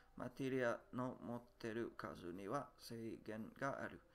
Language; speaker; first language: Japanese; non-native, learner; English